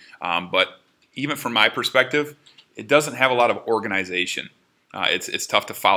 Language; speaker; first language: English; native; English